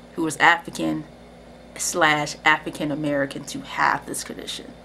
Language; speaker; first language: English; native; English